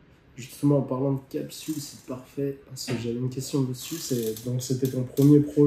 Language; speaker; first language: French; native; French